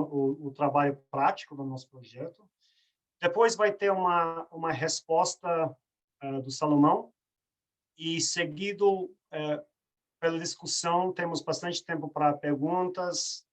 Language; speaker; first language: Portuguese; non-native, fluent; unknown